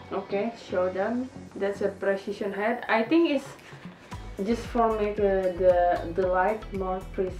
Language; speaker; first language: English; non-native, learner; Indonesian